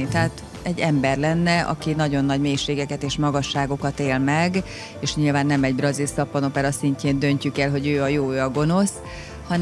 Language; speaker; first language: Hungarian; native; Hungarian